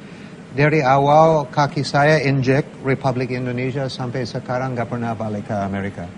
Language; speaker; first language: Indonesian; non-native, learner; English